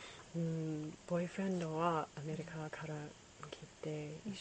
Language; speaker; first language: Japanese; non-native, learner; English